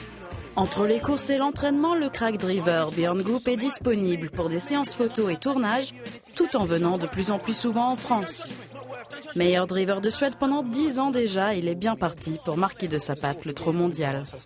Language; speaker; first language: French; native; French